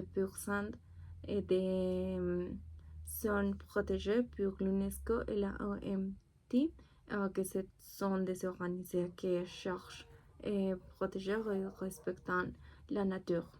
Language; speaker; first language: French; non-native, learner; Spanish